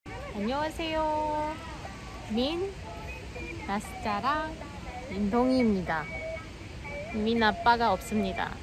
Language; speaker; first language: Korean; non-native, fluent; Russian